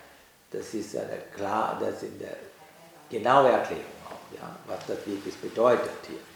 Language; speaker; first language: German; non-native, learner; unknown